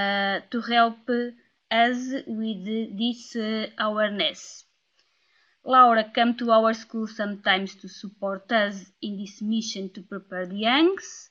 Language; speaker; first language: English; non-native, learner; Portuguese